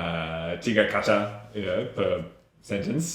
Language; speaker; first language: Indonesian; non-native, learner; English